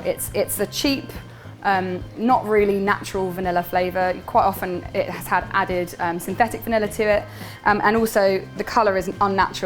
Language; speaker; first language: English; native; English